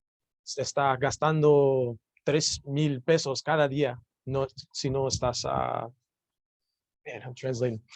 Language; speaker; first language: Spanish; non-native, learner; English